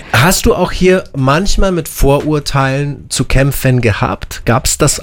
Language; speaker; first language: German; native; German